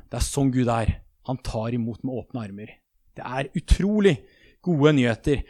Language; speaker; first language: Norwegian; native; Norwegian